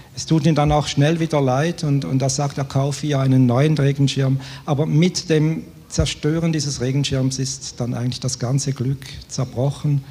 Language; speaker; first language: German; native; German